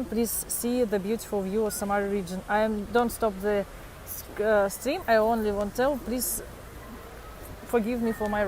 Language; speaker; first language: English; non-native, fluent; Russian